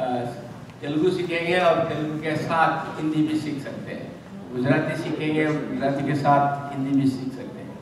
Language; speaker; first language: Hindi; non-native, local second language; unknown